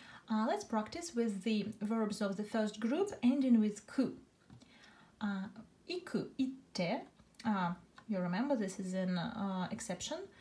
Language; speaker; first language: English; non-native, fluent; Russian